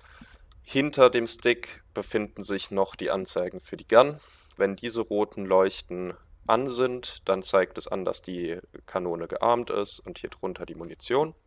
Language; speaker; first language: German; native; German